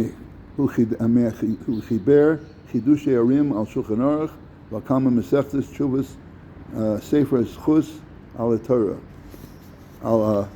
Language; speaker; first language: Hebrew; non-native, fluent; English